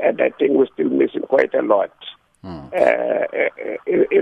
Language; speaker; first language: English; non-native, local second language; Xhosa